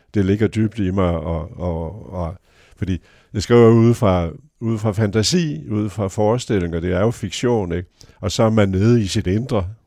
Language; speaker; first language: Danish; native; Danish